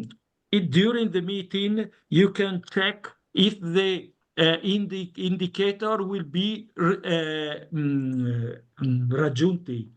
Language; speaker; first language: English; non-native, learner; Italian